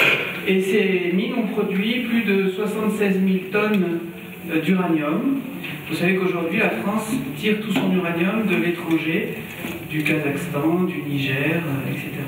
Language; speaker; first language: French; native; French